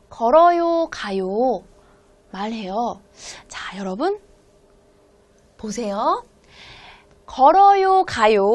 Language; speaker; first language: Korean; non-native, fluent; Hmong